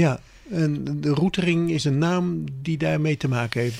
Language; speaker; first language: Dutch; native; Dutch